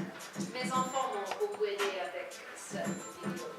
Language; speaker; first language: French; non-native, fluent; English